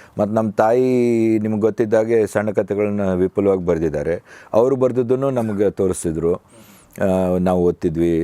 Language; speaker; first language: Kannada; native; Kannada